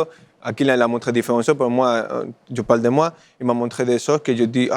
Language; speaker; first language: French; non-native, fluent; Spanish